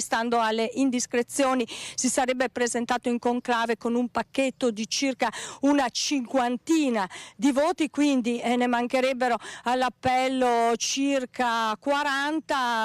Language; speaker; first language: Italian; native; Italian